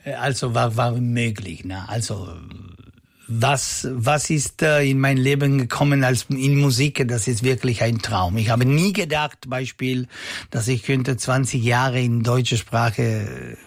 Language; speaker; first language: German; non-native, local second language; Italian